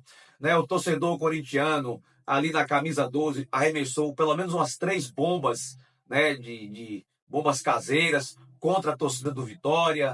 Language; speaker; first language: Portuguese; native; Portuguese